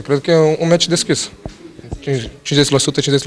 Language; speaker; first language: Romanian; non-native, learner; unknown